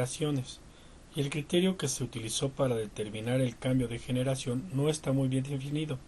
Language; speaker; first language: Spanish; native; Spanish